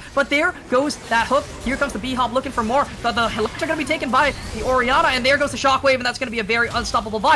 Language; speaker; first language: English; native; English